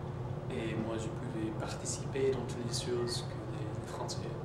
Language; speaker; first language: French; non-native, fluent; English